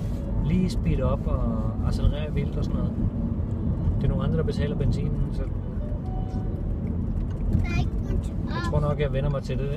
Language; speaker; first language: Danish; native; Danish